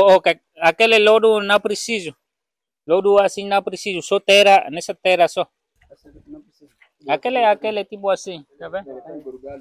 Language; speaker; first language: Portuguese; non-native, learner; Vietnamese